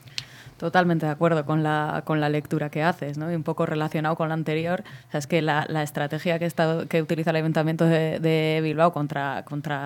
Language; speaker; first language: Spanish; native; Spanish